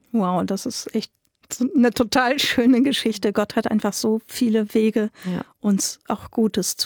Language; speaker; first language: German; native; German